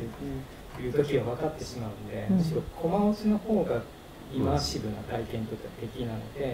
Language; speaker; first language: Japanese; native; Japanese